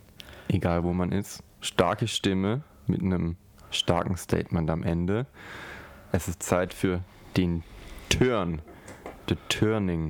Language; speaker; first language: German; native; German